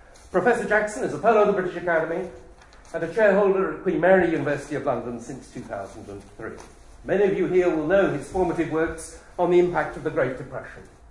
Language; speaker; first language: English; native; English